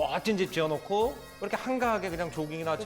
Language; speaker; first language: Korean; native; Korean